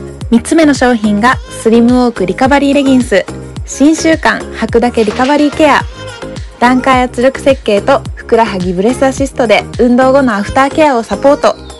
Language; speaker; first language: Japanese; native; Japanese